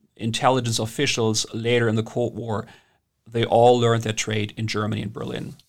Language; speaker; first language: English; non-native, fluent; German